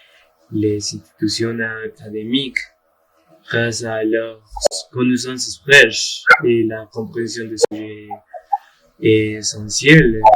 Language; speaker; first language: French; non-native, learner; Spanish